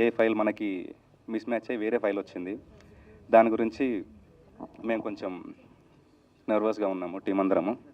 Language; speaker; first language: Telugu; native; Telugu